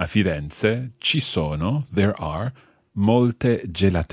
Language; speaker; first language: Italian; non-native, fluent; English